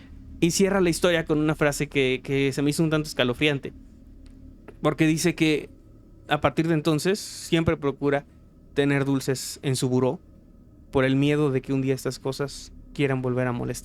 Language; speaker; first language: Spanish; native; Spanish